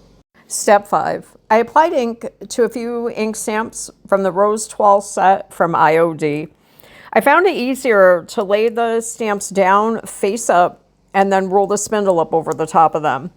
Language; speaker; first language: English; native; English